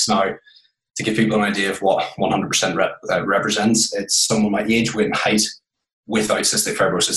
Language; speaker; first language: English; native; English